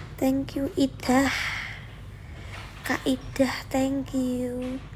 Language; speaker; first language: English; non-native, learner; Indonesian